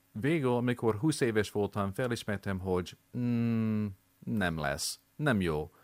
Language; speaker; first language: Hungarian; non-native, fluent; English